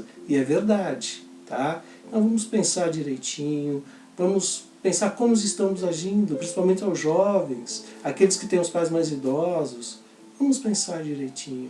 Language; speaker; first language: Portuguese; native; Portuguese